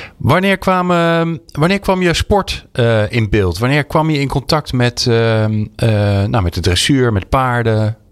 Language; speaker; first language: Dutch; native; Dutch